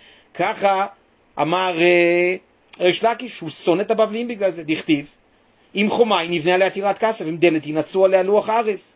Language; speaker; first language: Hebrew; native; Hebrew